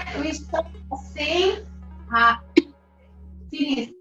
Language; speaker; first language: English; non-native, learner; Indonesian